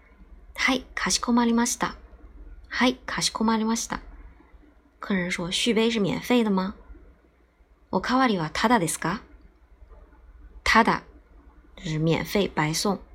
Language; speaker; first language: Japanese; non-native, fluent; Chinese